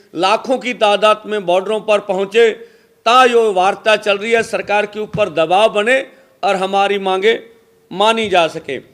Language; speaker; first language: Hindi; non-native, local second language; Punjabi